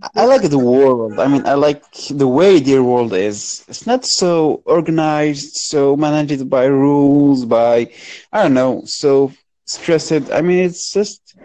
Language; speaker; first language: English; non-native, fluent; Arabic